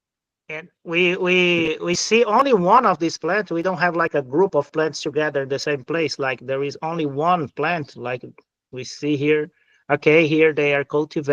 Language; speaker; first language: English; non-native, fluent; Portuguese